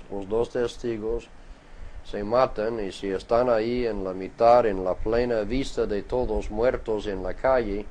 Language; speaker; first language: Spanish; non-native, fluent; English